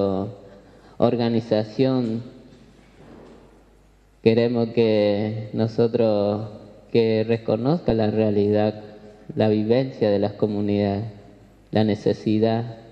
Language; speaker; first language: Spanish; non-native, local second language; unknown